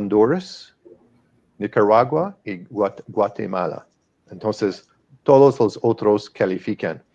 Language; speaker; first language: Spanish; non-native, fluent; English